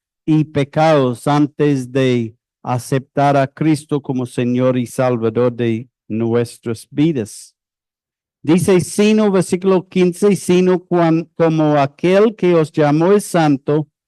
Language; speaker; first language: Spanish; non-native, fluent; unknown